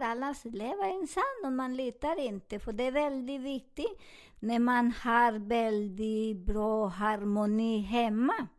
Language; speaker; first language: Swedish; non-native, learner; Spanish